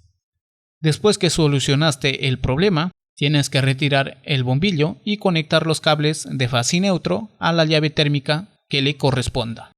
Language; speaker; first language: Spanish; native; Spanish